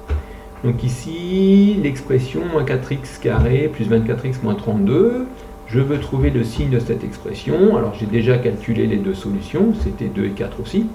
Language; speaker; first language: French; native; French